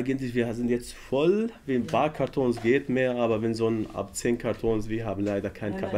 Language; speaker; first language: German; non-native, learner; Arabic